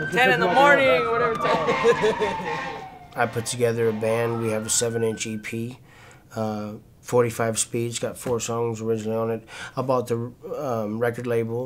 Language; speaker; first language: English; native; English